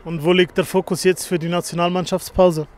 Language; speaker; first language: German; native; German